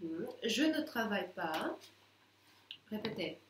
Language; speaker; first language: French; non-native, fluent; Russian